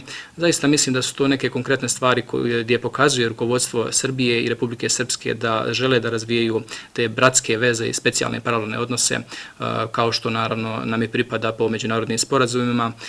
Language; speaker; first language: Bosnian; native; Bosnian